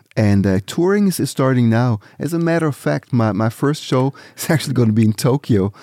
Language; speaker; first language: English; early bilingual, other home language; Swiss German